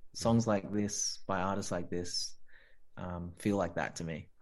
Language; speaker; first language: English; native; English